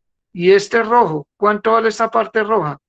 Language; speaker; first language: Spanish; native; Spanish